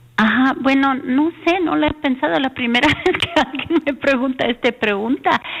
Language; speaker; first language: Spanish; early bilingual, heritage; English